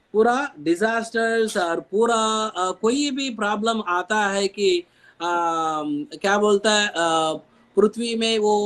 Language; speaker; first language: Hindi; non-native, local second language; Telugu